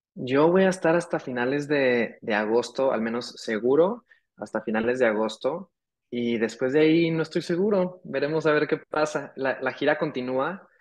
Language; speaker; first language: Spanish; native; Spanish